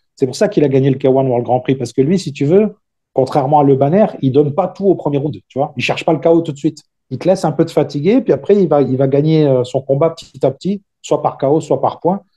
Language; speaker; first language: French; native; French